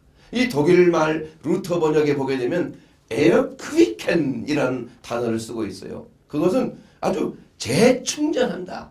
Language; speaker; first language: Korean; native; Korean